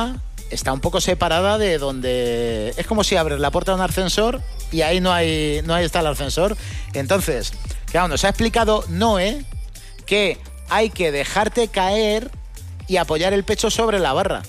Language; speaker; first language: Spanish; native; Spanish